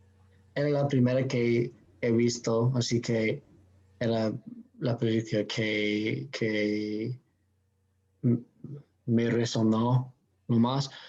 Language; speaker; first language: Spanish; non-native, fluent; English